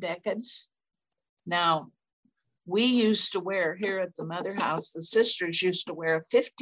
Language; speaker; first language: English; native; English